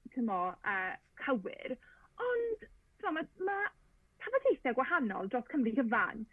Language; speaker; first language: Welsh; native; Welsh